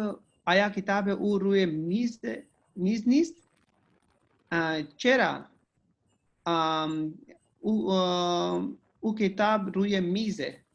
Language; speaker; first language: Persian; non-native, learner; Urdu